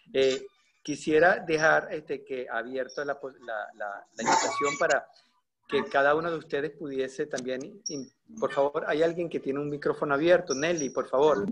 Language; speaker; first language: Spanish; native; Spanish